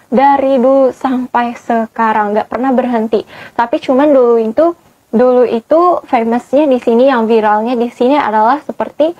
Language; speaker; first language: Malay; native; Malay